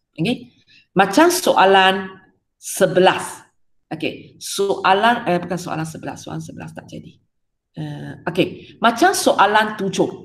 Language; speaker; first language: Malay; non-native, local second language; Chinese